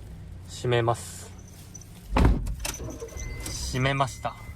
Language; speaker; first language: Japanese; native; Japanese